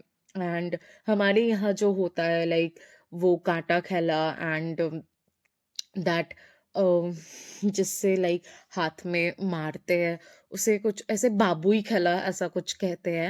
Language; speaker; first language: Hindi; non-native, local second language; Bangla